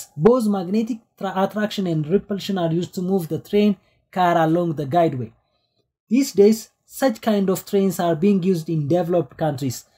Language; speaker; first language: English; non-native, local second language; Amharic